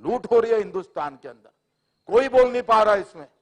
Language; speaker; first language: Hindi; non-native, local second language; Marathi